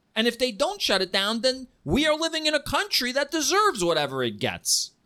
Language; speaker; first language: English; early bilingual, heritage; Ukrainian